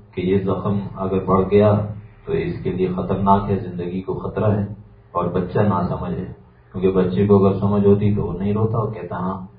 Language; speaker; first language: Urdu; native; Urdu